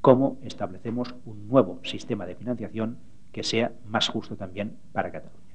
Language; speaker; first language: Spanish; non-native, local second language; Catalan